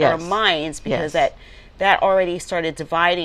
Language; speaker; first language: English; native; English